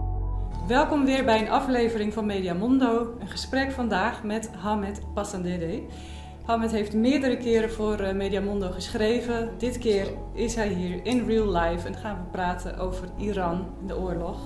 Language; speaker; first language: Dutch; native; Dutch